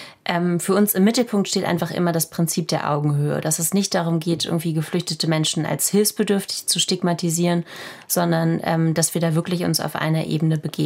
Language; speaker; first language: German; native; German